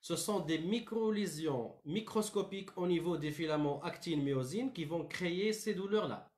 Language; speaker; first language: French; non-native, local second language; Arabic